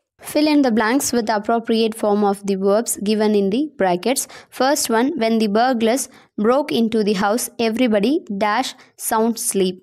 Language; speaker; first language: English; non-native, local second language; Tamil